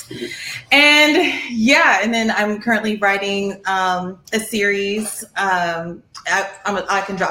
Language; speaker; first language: English; native; English